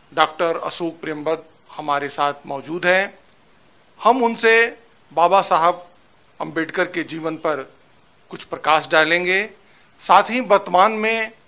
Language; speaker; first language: Hindi; native; Hindi